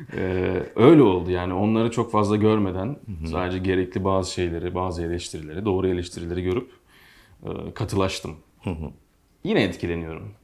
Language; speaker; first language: Turkish; native; Turkish